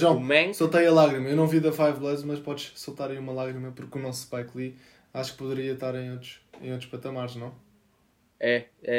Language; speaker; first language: Portuguese; native; Portuguese